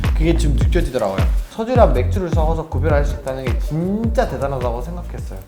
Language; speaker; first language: Korean; non-native, fluent; Spanish